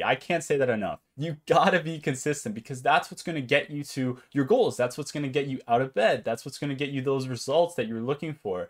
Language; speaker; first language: English; native; English